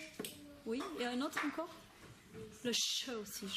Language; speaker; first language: French; native; French